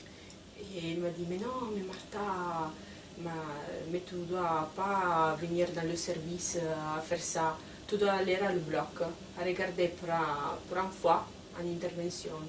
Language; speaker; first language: French; non-native, fluent; Italian